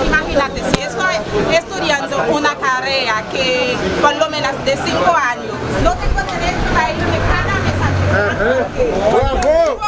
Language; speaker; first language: Spanish; non-native, fluent; Haitian Creole